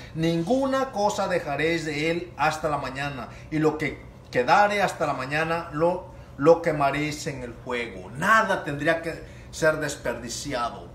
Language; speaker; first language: Spanish; native; Spanish